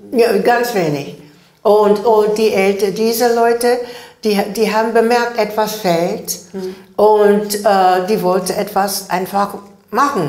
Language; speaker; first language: German; non-native, learner; English